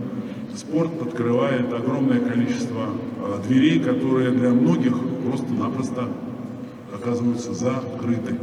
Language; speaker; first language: Russian; native; Russian